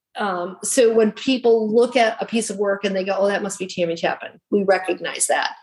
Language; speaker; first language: English; native; English